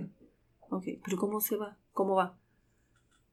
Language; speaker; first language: English; non-native, learner; Spanish